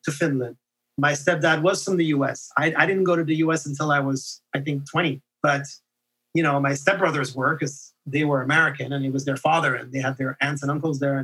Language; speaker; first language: English; non-native, fluent; French